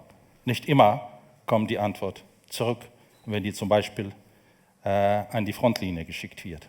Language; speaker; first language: German; non-native, fluent; Ukrainian